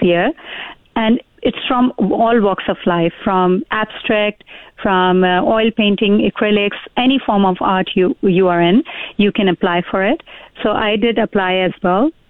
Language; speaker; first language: English; non-native, local second language; Urdu